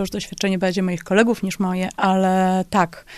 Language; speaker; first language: Ukrainian; non-native, fluent; Polish